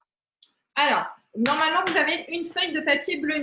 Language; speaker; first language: French; native; French